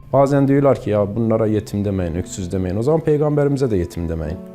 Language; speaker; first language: Turkish; native; Turkish